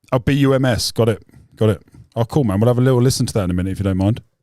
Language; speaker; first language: English; native; English